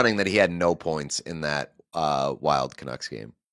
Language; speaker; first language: English; native; English